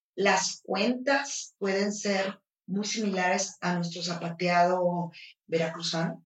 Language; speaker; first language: Spanish; native; Spanish